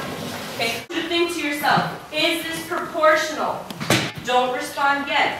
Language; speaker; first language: English; native; English